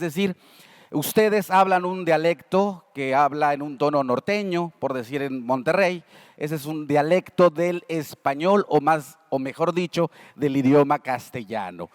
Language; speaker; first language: Spanish; native; Spanish